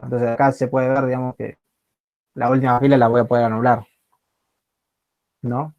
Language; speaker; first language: Spanish; native; Spanish